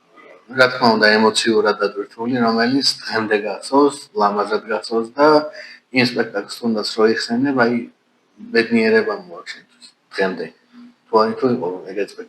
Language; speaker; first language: Georgian; native; Georgian